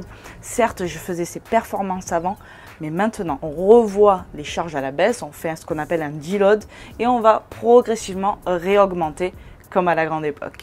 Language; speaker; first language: French; native; French